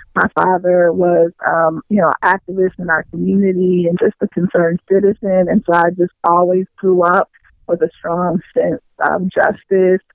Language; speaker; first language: English; native; English